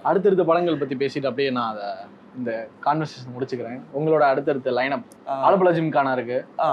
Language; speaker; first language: Tamil; native; Tamil